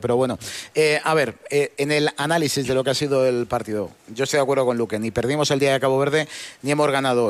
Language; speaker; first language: Spanish; native; Spanish